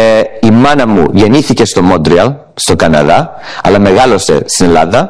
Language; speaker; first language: Greek; early bilingual, heritage; English